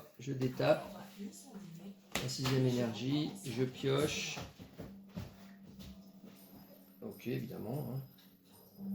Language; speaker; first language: French; native; French